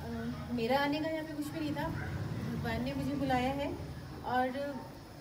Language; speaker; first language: Hindi; native; Hindi